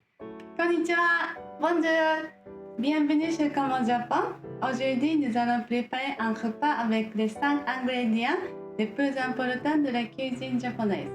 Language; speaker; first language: French; non-native, learner; Japanese